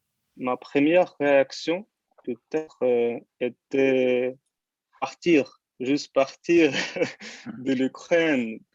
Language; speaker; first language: French; non-native, learner; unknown